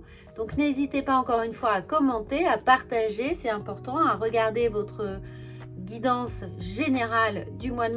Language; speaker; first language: French; native; French